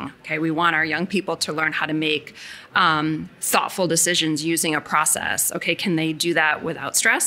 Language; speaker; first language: English; native; English